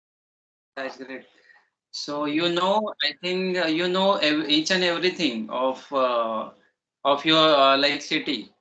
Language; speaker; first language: English; non-native, learner; Marathi